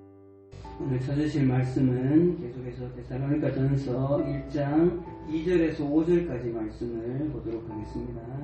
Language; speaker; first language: Korean; native; Korean